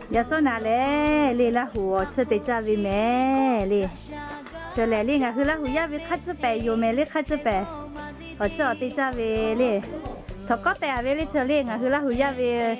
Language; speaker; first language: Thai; non-native, local second language; Lahu